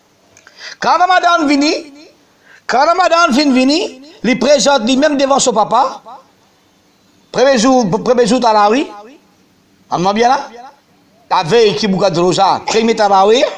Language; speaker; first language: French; non-native, learner; Morisyen